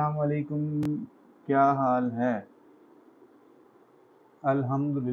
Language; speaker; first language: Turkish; non-native, learner; Urdu